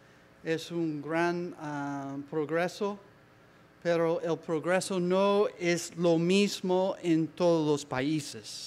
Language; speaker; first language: Spanish; non-native, learner; English